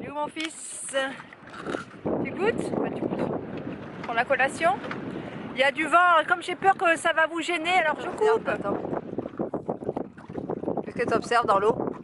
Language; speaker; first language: French; native; French